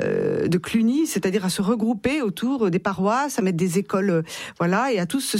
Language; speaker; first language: French; native; French